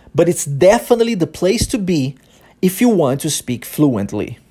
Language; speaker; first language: English; early bilingual, other home language; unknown